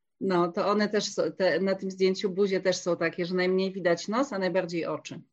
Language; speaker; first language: Polish; native; Polish